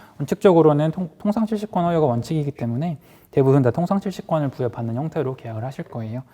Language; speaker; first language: Korean; native; Korean